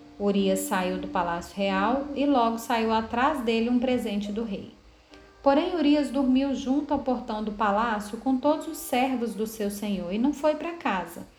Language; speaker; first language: Portuguese; native; Portuguese